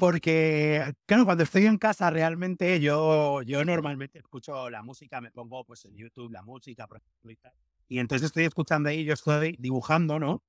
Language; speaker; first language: Spanish; native; Spanish